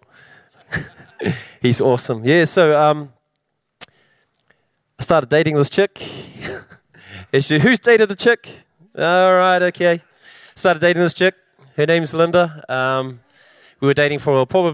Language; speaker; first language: English; native; English